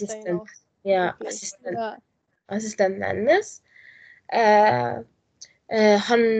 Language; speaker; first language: Norwegian; non-native, learner; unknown